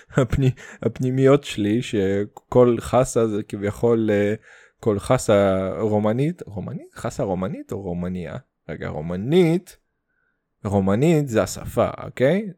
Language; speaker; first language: Hebrew; early bilingual, other home language; Russian